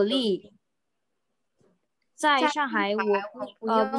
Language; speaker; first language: Chinese; non-native, learner; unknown